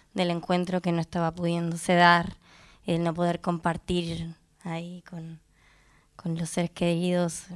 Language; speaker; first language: Spanish; native; Spanish